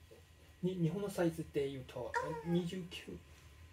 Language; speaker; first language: Japanese; non-native, fluent; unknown